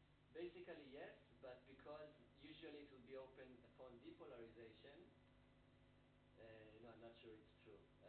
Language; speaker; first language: English; non-native, fluent; Hebrew